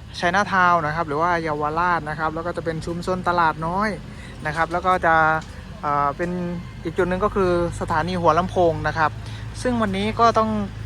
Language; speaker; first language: Thai; native; Thai